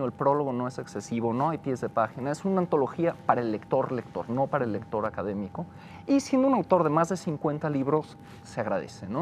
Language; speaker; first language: Spanish; native; Spanish